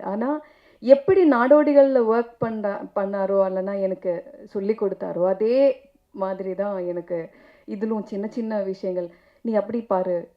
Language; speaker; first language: Tamil; non-native, learner; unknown